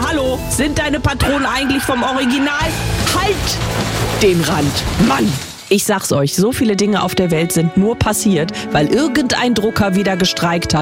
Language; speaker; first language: German; native; German